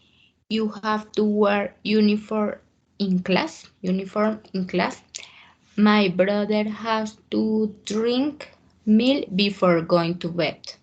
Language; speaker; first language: English; non-native, learner; Spanish